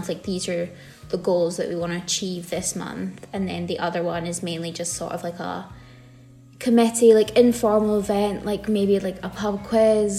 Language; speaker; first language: English; native; English